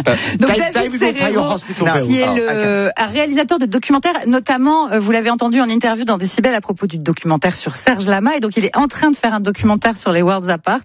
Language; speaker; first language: French; native; French